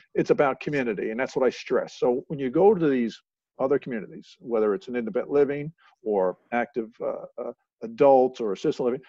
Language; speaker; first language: English; native; English